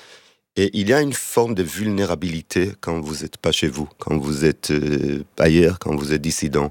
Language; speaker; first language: French; non-native, fluent; Hebrew